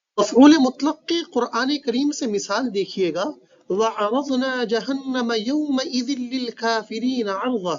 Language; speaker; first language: Urdu; native; Urdu